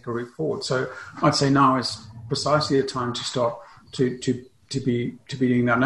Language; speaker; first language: English; native; English